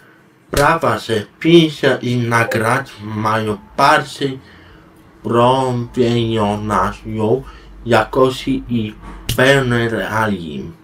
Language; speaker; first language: Polish; non-native, learner; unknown